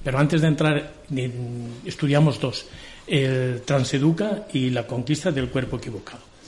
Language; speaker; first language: Spanish; non-native, local second language; Catalan